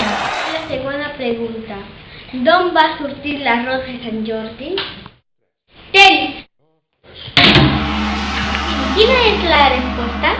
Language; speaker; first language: Catalan; non-native, learner; Spanish